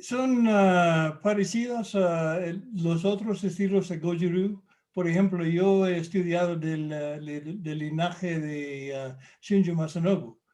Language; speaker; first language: Spanish; non-native, fluent; English